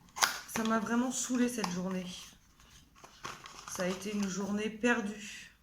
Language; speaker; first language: French; native; French